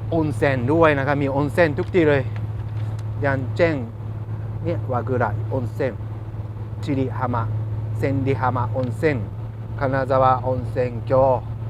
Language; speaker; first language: Thai; non-native, fluent; Japanese